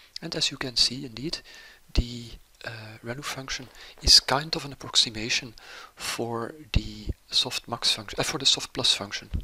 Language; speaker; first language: English; non-native, fluent; Dutch